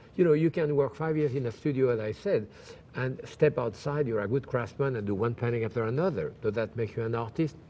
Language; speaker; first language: English; non-native, fluent; French